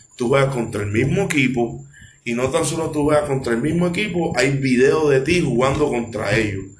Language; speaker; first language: Spanish; early bilingual, heritage; Spanish